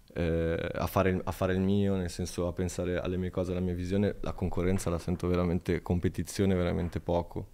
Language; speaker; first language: Italian; native; Italian